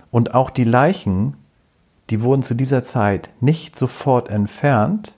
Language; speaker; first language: German; native; German